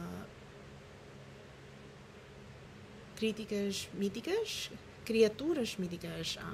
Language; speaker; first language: Portuguese; non-native, learner; Filipino